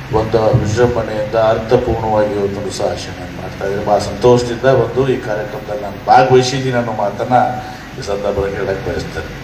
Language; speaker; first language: Kannada; native; Kannada